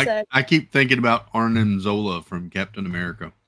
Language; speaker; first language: English; native; English